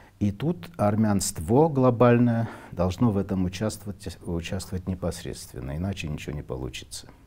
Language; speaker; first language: Russian; non-native, local second language; Armenian